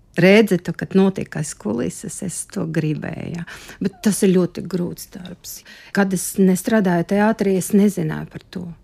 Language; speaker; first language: Latvian; non-native, local second language; Russian